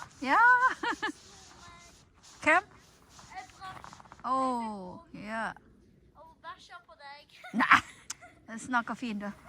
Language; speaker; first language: Norwegian; non-native, learner; Thai